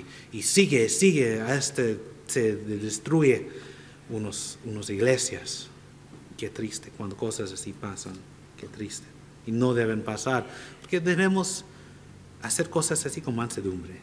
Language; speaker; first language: Spanish; non-native, fluent; English